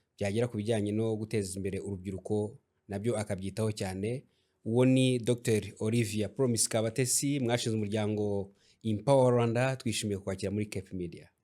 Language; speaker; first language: Kinyarwanda; native; Kinyarwanda